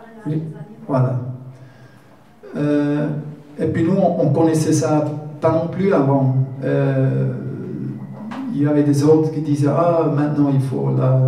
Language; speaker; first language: French; non-native, learner; German